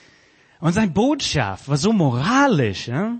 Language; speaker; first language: German; non-native, fluent; English